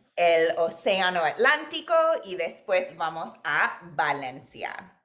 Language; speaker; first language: Spanish; non-native, fluent; English